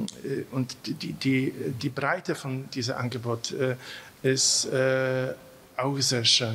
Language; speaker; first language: German; non-native, fluent; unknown